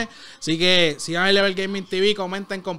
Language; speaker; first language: Spanish; native; Spanish